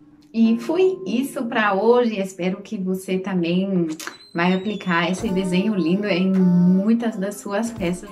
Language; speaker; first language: Portuguese; non-native, fluent; German